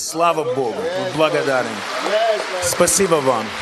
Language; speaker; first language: Russian; non-native, learner; English